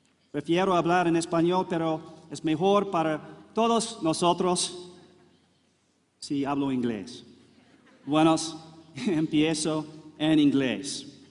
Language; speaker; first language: Spanish; non-native, learner; English